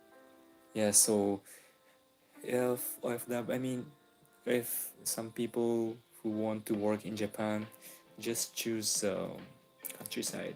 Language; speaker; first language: English; non-native, local second language; Filipino